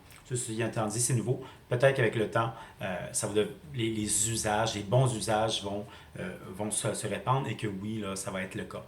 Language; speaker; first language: French; native; French